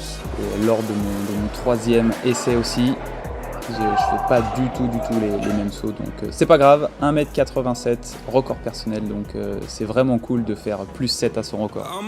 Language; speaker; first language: French; native; French